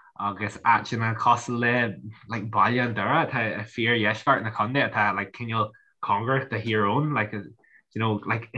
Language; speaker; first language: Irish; non-native, local second language; English